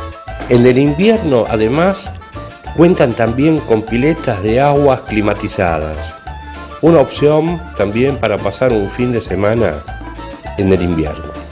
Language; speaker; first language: Spanish; native; Spanish